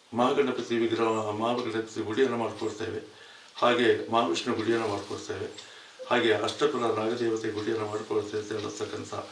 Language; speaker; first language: Kannada; native; Kannada